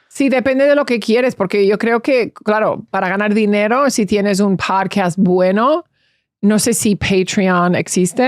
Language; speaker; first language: Spanish; early bilingual, heritage; English